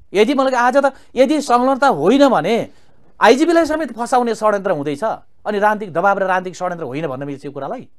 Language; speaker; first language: Nepali; native; Nepali